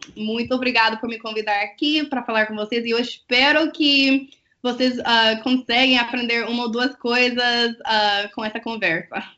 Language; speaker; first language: Portuguese; non-native, fluent; English